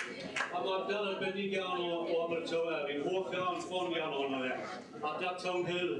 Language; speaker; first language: Welsh; native; Welsh